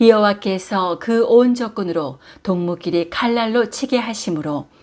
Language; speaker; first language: Korean; native; Korean